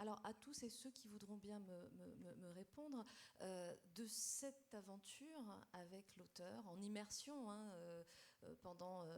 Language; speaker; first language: French; native; French